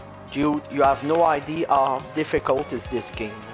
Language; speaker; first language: English; non-native, fluent; French